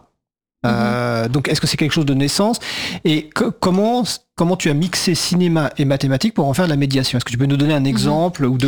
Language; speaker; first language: French; native; French